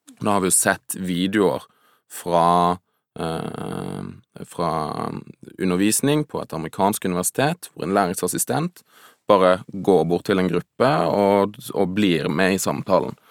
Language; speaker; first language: Norwegian; non-native, fluent; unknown